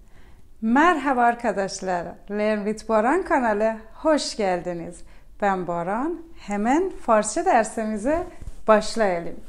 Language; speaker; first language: Turkish; non-native, learner; Persian